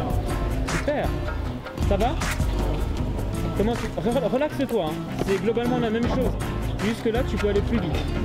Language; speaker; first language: French; native; French